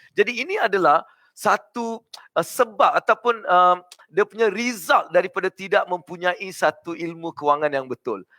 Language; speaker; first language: Malay; native; Malay